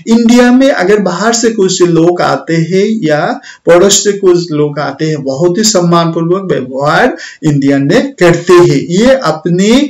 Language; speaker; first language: Hindi; non-native, local second language; Bangla